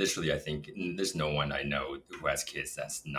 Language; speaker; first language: English; non-native, fluent; Chinese